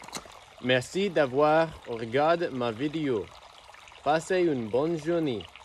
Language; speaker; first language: French; non-native, learner; English